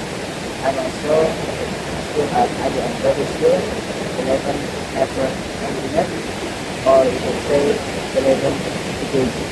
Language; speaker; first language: English; non-native, learner; Indonesian